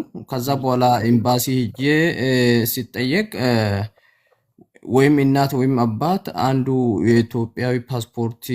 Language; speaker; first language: Amharic; non-native, local second language; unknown